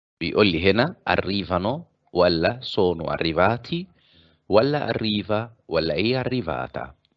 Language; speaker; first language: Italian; non-native, fluent; Arabic